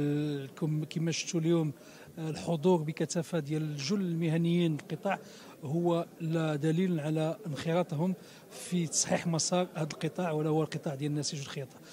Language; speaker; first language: Arabic; native; Arabic